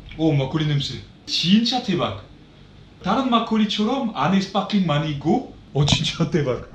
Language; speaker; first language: Korean; non-native, learner; French